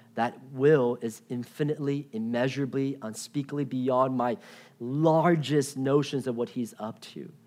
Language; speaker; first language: English; native; English